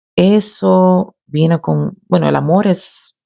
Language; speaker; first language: Spanish; early bilingual, other home language; English